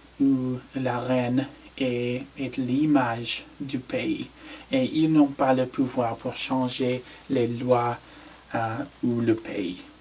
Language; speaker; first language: French; non-native, learner; English